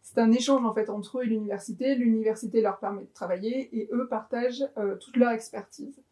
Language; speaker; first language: French; native; French